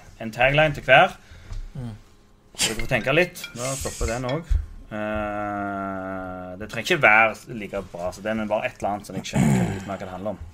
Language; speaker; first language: Norwegian; native; Norwegian